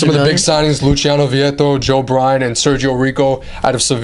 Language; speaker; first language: English; native; English